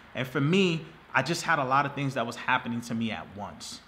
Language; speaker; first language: English; native; English